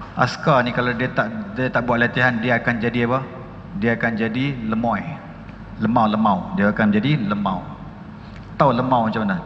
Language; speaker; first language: Malay; native; Malay